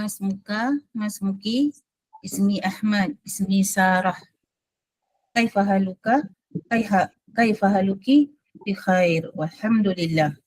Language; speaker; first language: Arabic; non-native, learner; Malay